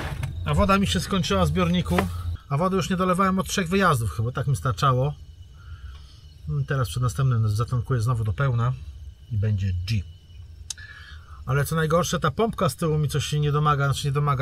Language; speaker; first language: Polish; native; Polish